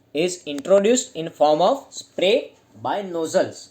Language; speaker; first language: English; non-native, local second language; Gujarati